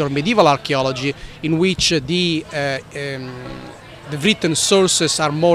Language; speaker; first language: English; non-native, fluent; Italian